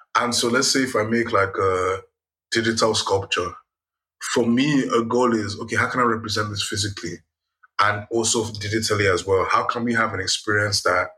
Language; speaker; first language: English; non-native, local second language; Yoruba